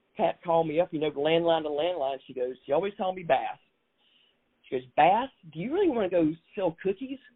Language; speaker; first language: English; native; English